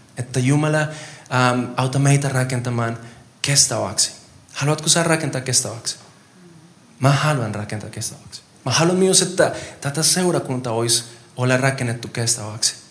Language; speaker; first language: Finnish; non-native, fluent; Spanish